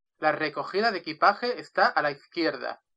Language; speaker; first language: Spanish; non-native, learner; Russian